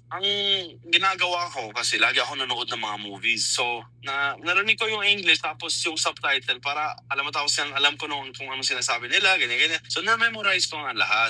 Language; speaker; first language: Filipino; non-native, fluent; Arabic